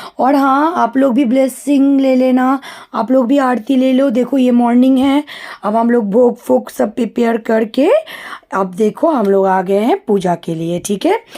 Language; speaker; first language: Hindi; non-native, local second language; Bangla